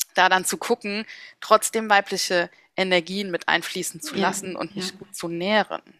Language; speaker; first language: German; native; German